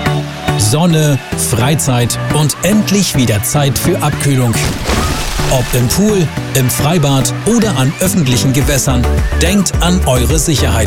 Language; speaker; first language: German; native; German